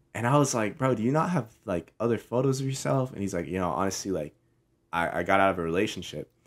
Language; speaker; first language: English; native; English